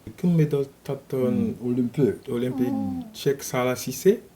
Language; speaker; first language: Korean; non-native, fluent; French